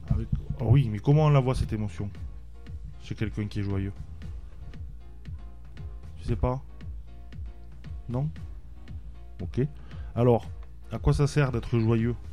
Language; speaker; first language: French; native; French